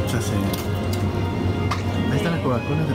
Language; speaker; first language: Spanish; native; Spanish